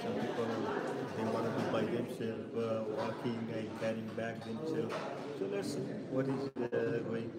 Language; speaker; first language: English; non-native, learner; Nepali